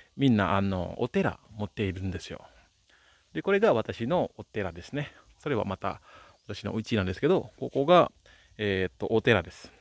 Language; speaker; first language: Japanese; non-native, fluent; Balinese